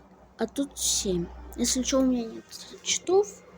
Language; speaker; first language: Russian; native; Russian